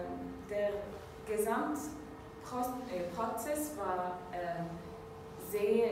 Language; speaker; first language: German; non-native, learner; Arabic